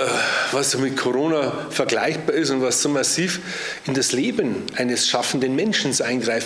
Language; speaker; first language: German; native; German